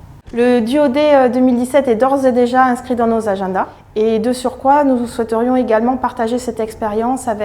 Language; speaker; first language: French; native; French